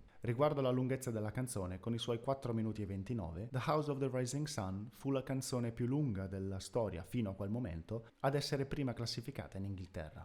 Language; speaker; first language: Italian; native; Italian